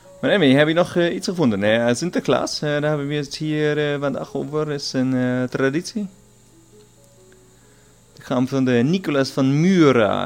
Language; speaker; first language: Dutch; non-native, learner; German